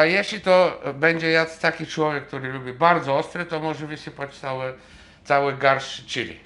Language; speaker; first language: Polish; non-native, fluent; Bulgarian